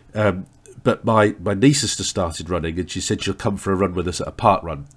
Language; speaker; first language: English; native; English